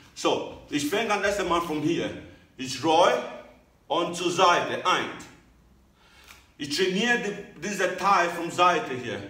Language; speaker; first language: German; non-native, learner; English